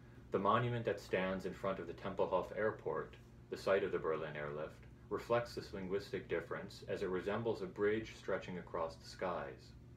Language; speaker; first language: English; native; English